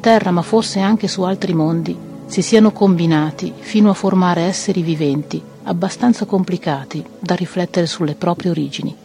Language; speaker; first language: Italian; native; Italian